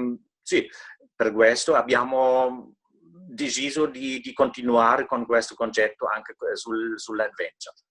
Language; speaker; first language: Italian; non-native, fluent; German